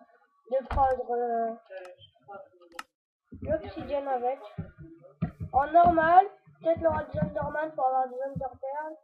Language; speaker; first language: French; native; French